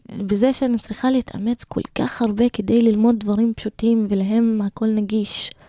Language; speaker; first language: Hebrew; non-native, local second language; Arabic